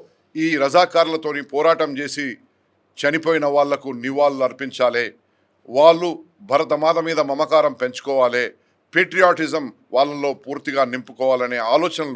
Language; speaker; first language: Telugu; native; Telugu